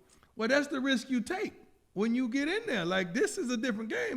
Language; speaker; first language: English; native; English